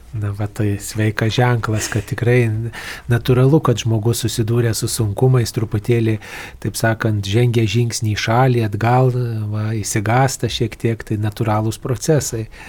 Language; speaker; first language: Lithuanian; native; Lithuanian